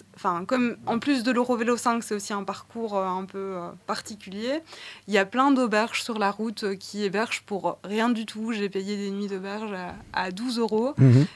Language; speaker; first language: French; native; French